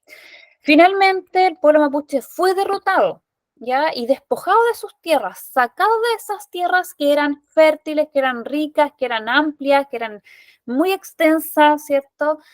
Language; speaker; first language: Spanish; native; Spanish